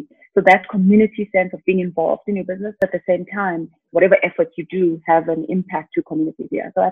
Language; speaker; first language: English; non-native, local second language; Xhosa